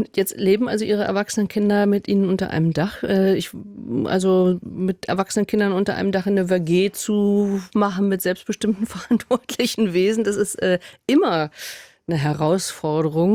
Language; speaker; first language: German; native; German